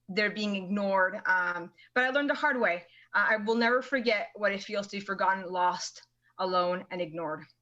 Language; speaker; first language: English; early bilingual, other home language; Spanish